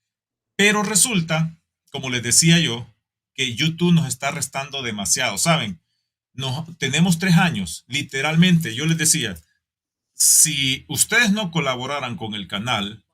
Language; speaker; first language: Spanish; native; Spanish